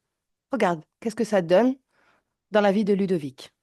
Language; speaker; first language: French; native; French